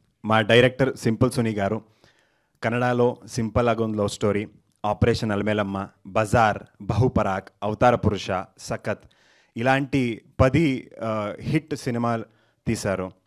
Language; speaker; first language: Telugu; non-native, learner; Kannada